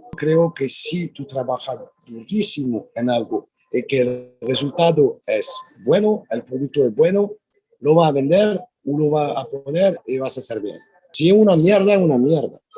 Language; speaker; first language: Spanish; non-native, learner; French